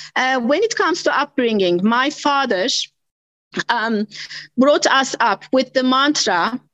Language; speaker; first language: English; non-native, fluent; Turkish